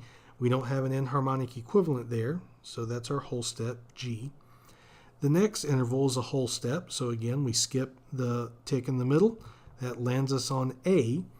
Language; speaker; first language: English; native; English